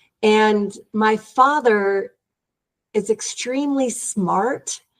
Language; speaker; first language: English; native; English